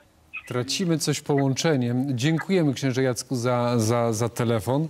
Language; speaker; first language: Polish; native; Polish